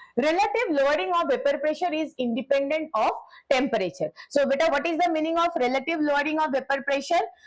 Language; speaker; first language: English; non-native, local second language; Bangla